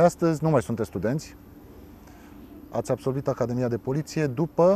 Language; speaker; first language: Romanian; native; Romanian